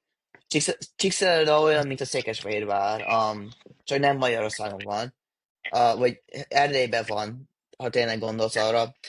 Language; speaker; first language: Hungarian; early bilingual, heritage; English